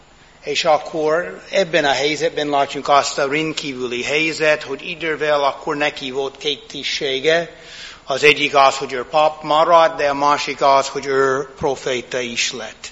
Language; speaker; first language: Hungarian; non-native, fluent; English